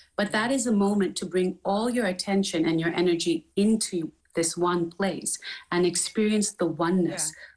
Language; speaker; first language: English; native; English